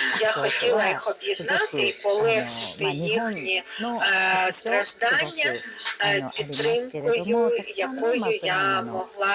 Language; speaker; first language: Ukrainian; non-native, fluent; Japanese